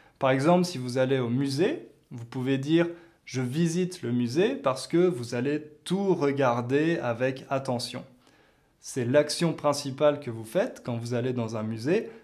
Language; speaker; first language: French; native; French